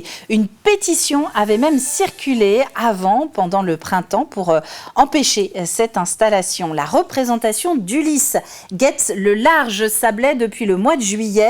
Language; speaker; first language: French; native; French